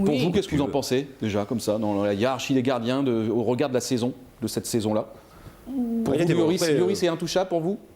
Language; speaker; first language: French; native; French